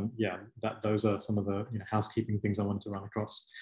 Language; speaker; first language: English; native; English